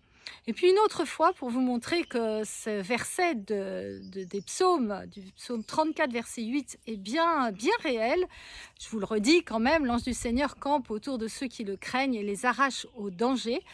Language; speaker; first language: French; native; French